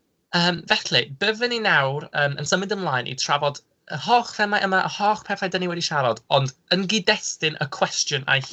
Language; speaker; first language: Welsh; non-native, local second language; English